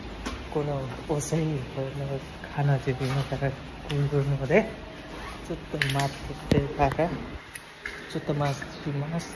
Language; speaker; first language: Japanese; non-native, learner; Nepali